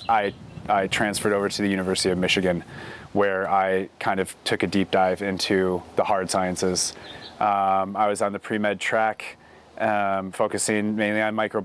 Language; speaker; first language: English; native; English